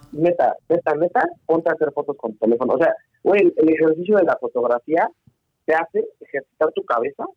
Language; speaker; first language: Spanish; native; Spanish